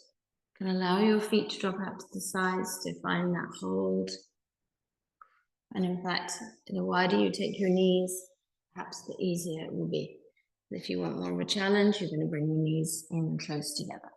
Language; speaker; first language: English; native; English